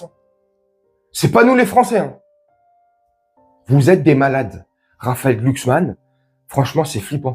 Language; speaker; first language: French; native; French